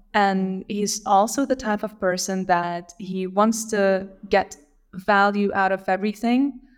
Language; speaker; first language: English; non-native, fluent; Lithuanian